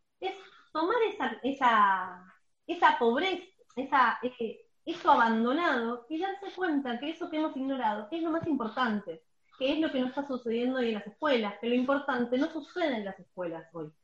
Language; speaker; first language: Spanish; native; Spanish